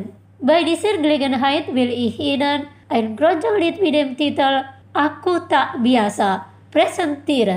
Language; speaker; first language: German; non-native, fluent; Indonesian